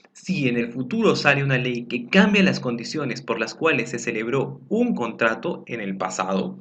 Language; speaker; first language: Spanish; native; Spanish